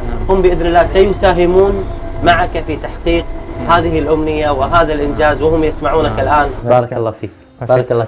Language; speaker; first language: Arabic; native; Arabic